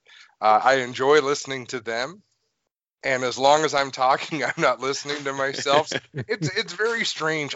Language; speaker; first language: English; native; English